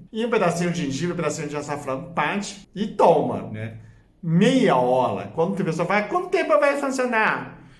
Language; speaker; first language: Portuguese; non-native, fluent; Chinese